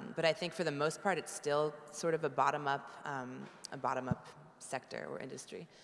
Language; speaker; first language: English; native; English